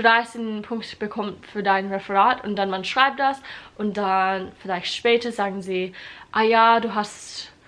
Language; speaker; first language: German; non-native, learner; English